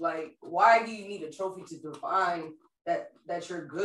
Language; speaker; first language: English; native; English